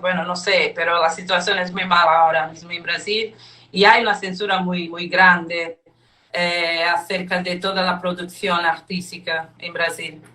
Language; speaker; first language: Spanish; non-native, fluent; Portuguese